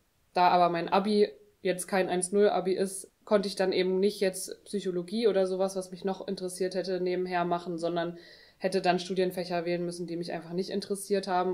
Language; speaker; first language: German; native; German